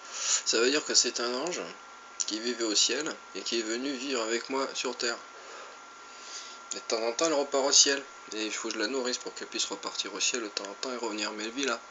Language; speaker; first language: French; native; French